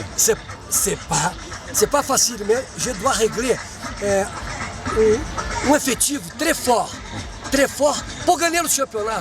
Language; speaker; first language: French; non-native, fluent; Portuguese